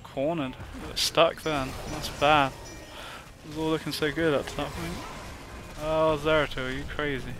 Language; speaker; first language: English; native; English